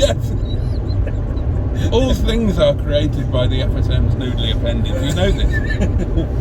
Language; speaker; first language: English; native; English